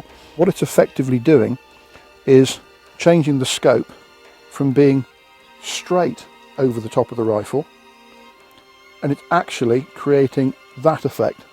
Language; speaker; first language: English; native; English